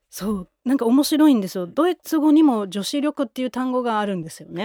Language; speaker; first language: Japanese; non-native, fluent; German